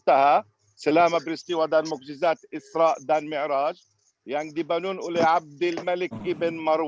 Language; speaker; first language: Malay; non-native, fluent; Arabic